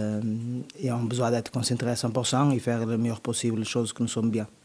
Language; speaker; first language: French; non-native, learner; Portuguese